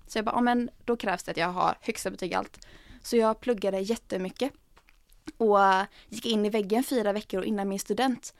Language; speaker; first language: Swedish; native; Swedish